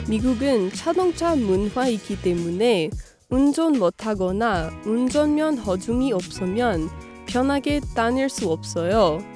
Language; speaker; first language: Korean; non-native, fluent; English